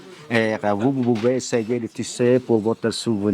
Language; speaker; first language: French; non-native, fluent; Khmer